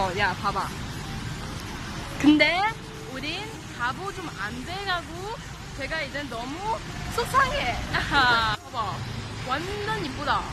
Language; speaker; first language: Korean; non-native, learner; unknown